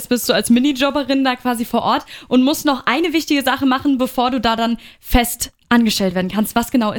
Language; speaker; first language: German; native; German